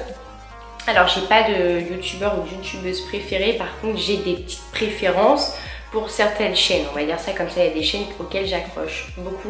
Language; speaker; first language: French; native; French